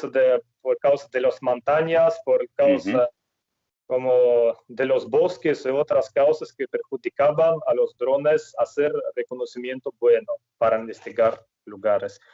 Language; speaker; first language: Spanish; non-native, fluent; Russian